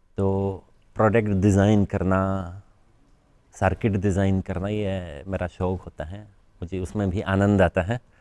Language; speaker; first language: Hindi; non-native, fluent; Polish